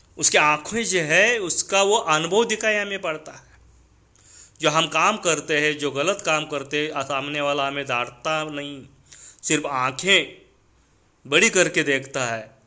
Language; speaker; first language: Hindi; non-native, local second language; Marathi